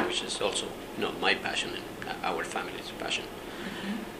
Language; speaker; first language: English; non-native, fluent; Spanish